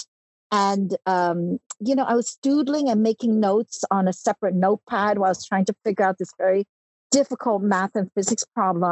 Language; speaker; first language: English; early bilingual, other home language; Cantonese